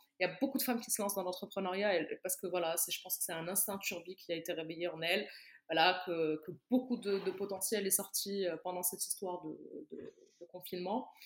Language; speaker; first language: French; non-native, local second language; Arabic